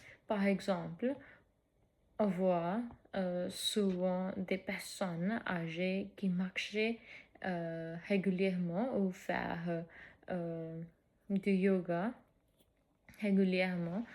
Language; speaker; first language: French; non-native, fluent; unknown